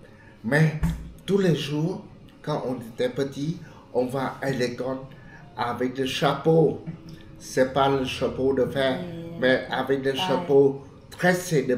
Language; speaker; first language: French; non-native, fluent; Vietnamese